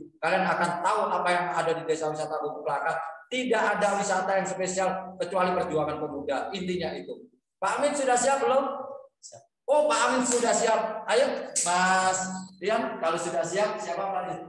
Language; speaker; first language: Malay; non-native, local second language; Javanese